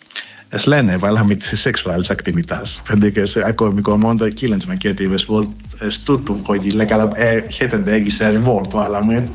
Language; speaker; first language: Hungarian; non-native, fluent; Greek